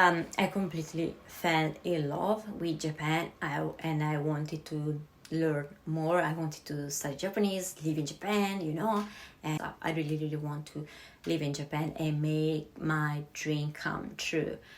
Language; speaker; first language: English; non-native, fluent; Italian